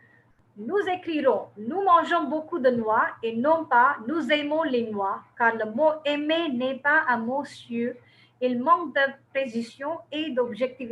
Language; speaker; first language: French; non-native, fluent; Tamil